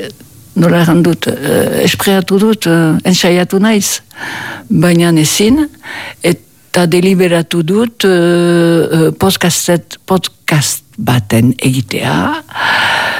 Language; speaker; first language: Basque; native; Basque